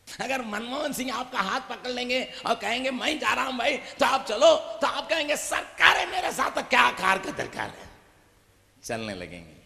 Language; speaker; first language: Hindi; non-native, local second language; Tamil